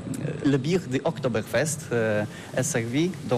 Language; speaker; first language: French; non-native, learner; Polish